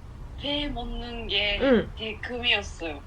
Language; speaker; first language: Korean; non-native, learner; Japanese